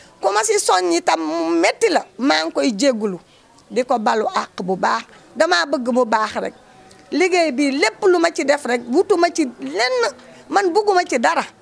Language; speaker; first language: Wolof; native; Wolof